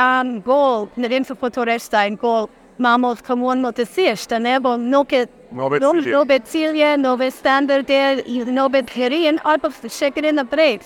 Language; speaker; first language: Slovenian; early bilingual, heritage; Slovenian